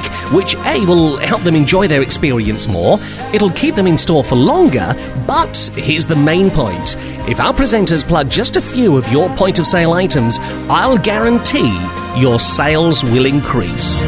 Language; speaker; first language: English; native; English